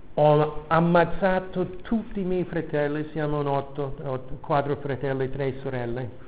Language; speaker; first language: Italian; non-native, fluent; English